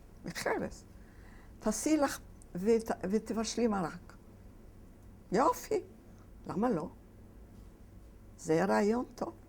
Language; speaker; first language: Hebrew; non-native, fluent; Polish